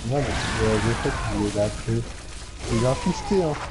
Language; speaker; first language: French; native; French